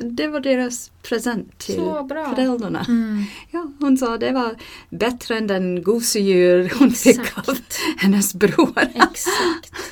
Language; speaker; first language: Swedish; non-native, fluent; English